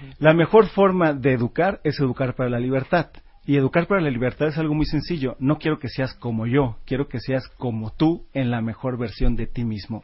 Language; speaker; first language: Spanish; native; Spanish